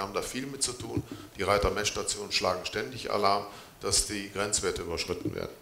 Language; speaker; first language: German; native; German